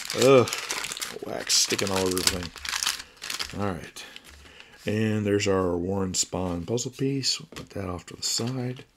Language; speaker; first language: English; native; English